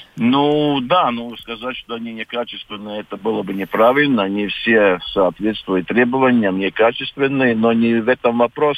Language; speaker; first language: Russian; non-native, local second language; Latvian